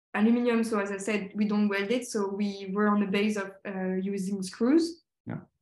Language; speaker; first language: English; non-native, fluent; French